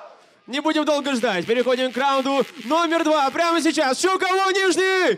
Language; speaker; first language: Russian; native; Russian